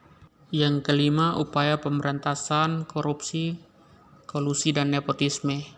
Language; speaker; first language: Indonesian; native; Indonesian